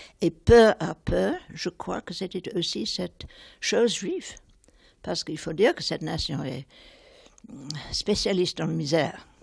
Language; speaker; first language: French; non-native, fluent; English